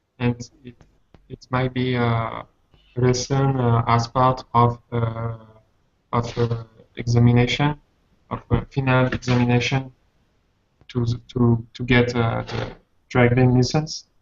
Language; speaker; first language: English; non-native, learner; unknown